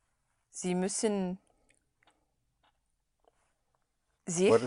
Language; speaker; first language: German; non-native, learner; English